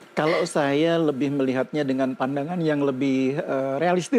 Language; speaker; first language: Indonesian; native; Indonesian